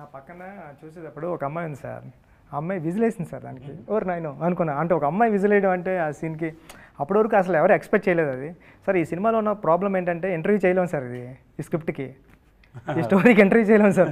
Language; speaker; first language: Telugu; native; Telugu